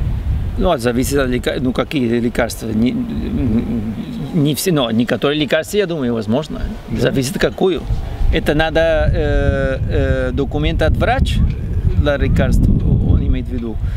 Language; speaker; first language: Russian; non-native, learner; Spanish